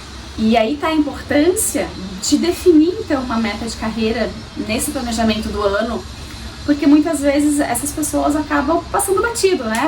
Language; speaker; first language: Portuguese; native; Portuguese